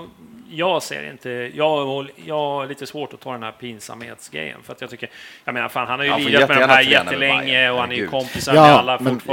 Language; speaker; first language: Swedish; native; Swedish